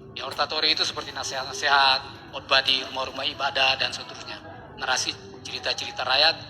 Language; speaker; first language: Indonesian; non-native, local second language; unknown